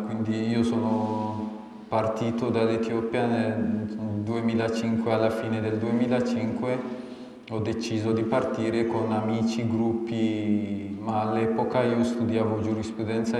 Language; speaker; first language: Italian; non-native, fluent; Amharic